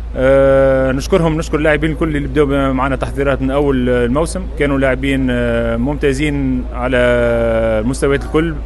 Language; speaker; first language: Arabic; native; Arabic